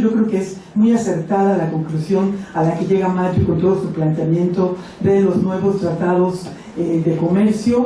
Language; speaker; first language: Spanish; native; Spanish